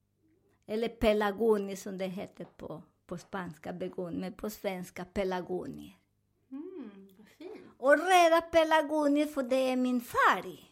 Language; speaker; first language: Swedish; non-native, learner; Spanish